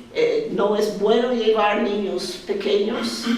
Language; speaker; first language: Spanish; non-native, fluent; English